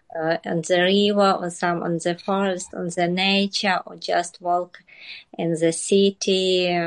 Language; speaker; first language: English; non-native, learner; Ukrainian